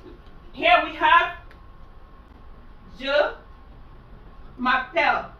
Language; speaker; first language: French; non-native, fluent; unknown